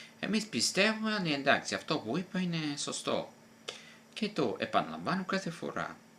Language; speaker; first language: Greek; non-native, fluent; Italian